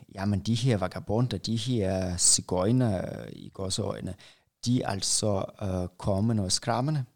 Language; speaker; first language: Danish; non-native, fluent; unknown